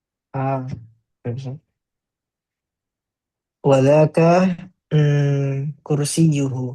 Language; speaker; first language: Arabic; non-native, learner; Indonesian